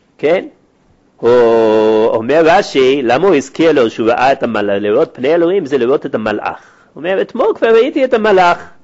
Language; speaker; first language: Hebrew; native; Hebrew